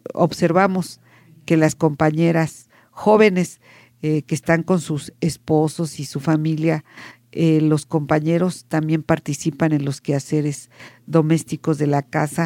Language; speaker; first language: Spanish; native; Spanish